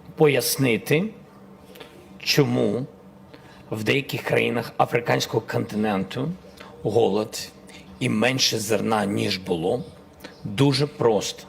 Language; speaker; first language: Ukrainian; non-native, local second language; Russian